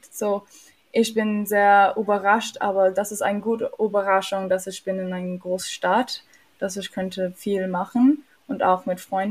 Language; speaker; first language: German; non-native, learner; English